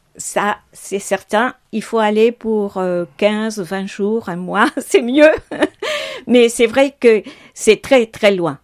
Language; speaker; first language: French; non-native, fluent; Spanish